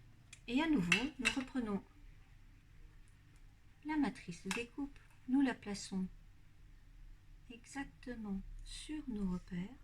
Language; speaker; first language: French; native; French